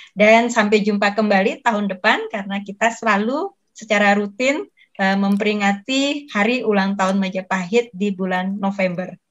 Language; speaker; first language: Indonesian; native; Indonesian